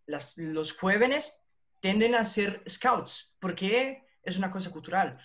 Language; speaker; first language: Spanish; non-native, learner; Portuguese